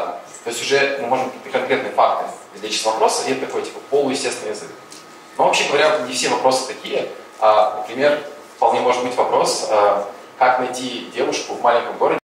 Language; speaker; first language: Russian; native; Russian